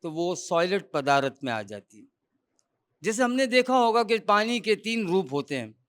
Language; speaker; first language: Urdu; non-native, local second language; Gujarati